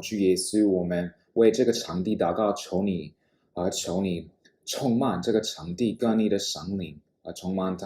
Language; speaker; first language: Chinese; non-native, fluent; English